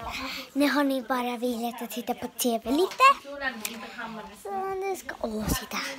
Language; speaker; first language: Swedish; early bilingual, other home language; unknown